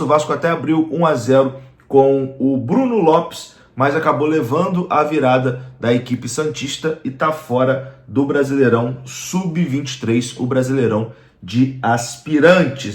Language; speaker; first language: Portuguese; native; Portuguese